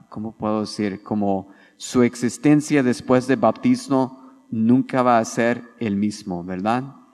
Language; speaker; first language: Spanish; non-native, fluent; English